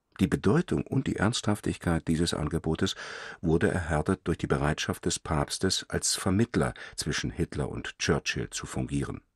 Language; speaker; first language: German; native; German